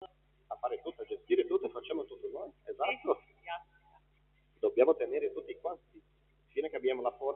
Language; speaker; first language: Italian; non-native, fluent; Portuguese